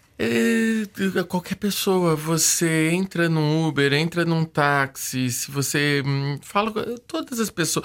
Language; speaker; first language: Portuguese; native; Portuguese